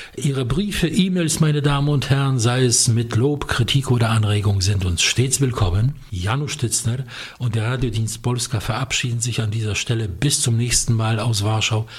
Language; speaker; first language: German; non-native, fluent; Polish